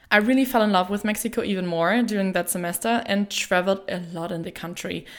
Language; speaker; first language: English; non-native, fluent; German